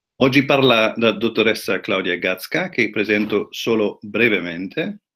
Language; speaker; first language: Italian; non-native, fluent; German